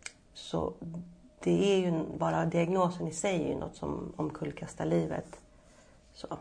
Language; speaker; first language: Swedish; native; Swedish